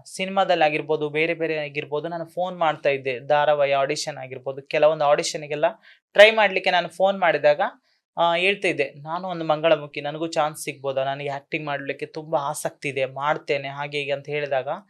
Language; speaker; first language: Kannada; native; Kannada